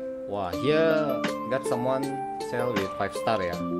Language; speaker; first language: English; non-native, learner; Indonesian